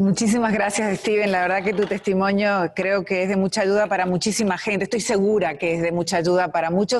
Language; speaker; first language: Spanish; native; Spanish